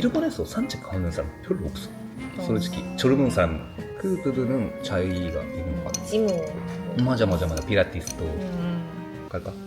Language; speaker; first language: Korean; non-native, learner; Japanese